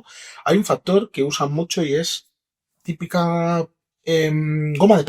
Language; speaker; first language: Spanish; native; Spanish